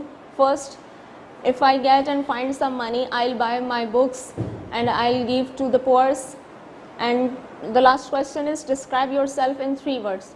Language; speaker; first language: English; non-native, local second language; Urdu